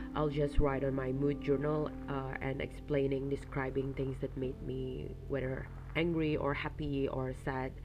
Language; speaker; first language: English; non-native, fluent; Indonesian